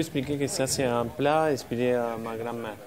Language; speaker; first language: French; non-native, fluent; Spanish